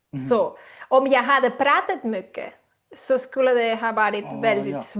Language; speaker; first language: Swedish; non-native, learner; Spanish